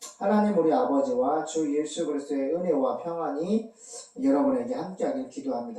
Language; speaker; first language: Korean; native; Korean